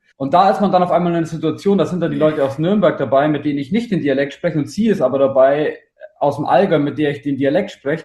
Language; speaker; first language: German; native; German